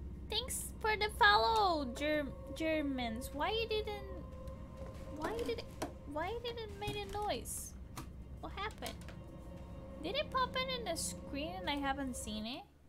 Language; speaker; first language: English; non-native, fluent; Portuguese